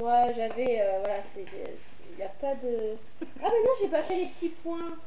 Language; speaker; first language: French; native; French